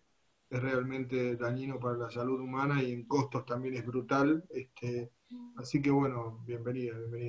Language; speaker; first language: Spanish; native; Spanish